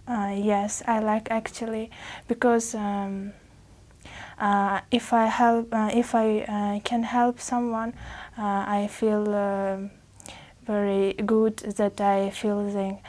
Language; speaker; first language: English; non-native, fluent; Uzbek